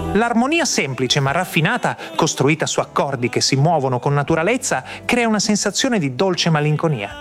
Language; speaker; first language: Italian; native; Italian